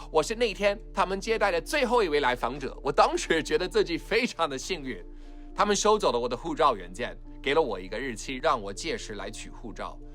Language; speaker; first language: Chinese; non-native, fluent; English